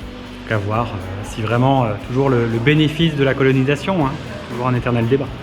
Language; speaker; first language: French; native; French